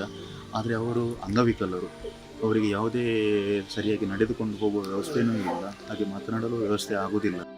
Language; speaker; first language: Kannada; native; Kannada